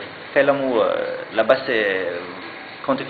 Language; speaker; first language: French; non-native, learner; German